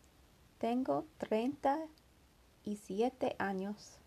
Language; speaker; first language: Spanish; non-native, learner; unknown